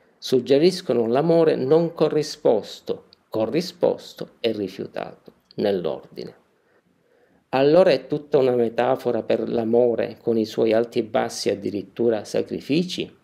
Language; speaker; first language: Italian; native; Italian